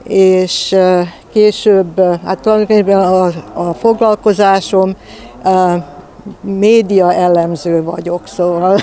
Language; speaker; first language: Hungarian; early bilingual, heritage; Hungarian